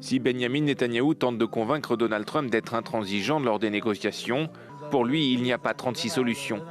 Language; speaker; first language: French; native; French